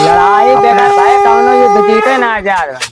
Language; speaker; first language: Hindi; non-native, local second language; Awadhi